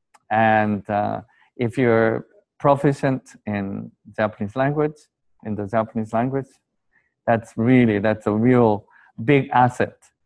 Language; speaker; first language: English; non-native, fluent; Japanese